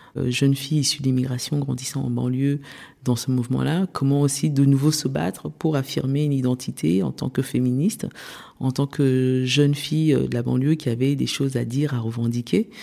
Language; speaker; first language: French; early bilingual, other home language; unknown